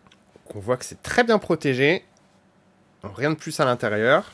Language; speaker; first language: French; native; French